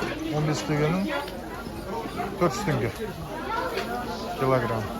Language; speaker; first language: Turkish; non-native, learner; Kazakh